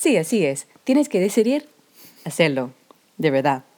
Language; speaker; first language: Spanish; non-native, learner; English